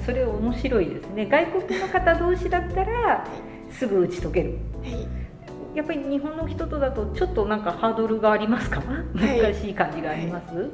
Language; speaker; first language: Japanese; native; Japanese